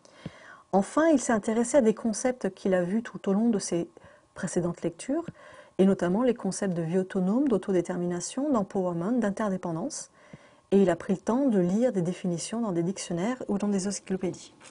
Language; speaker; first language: French; native; French